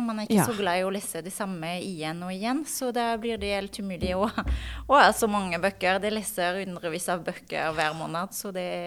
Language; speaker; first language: Norwegian; non-native, fluent; French